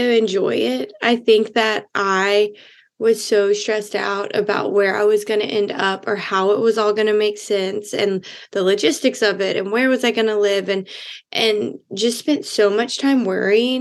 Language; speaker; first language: English; native; English